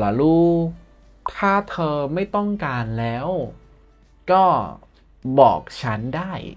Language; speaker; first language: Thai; non-native, fluent; Indonesian